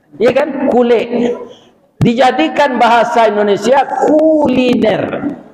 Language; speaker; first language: Malay; non-native, local second language; Minangkabau